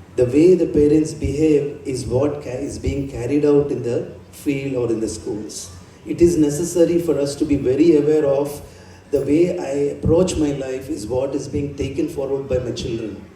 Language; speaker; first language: English; non-native, local second language; Telugu